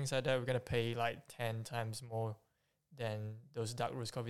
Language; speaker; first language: English; non-native, local second language; Chinese